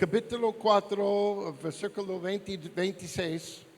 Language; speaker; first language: Spanish; non-native, learner; English